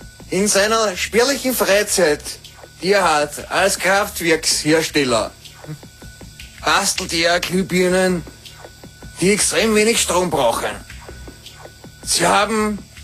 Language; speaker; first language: German; native; German